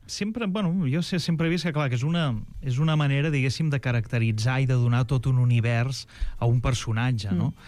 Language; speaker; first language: Catalan; native; Catalan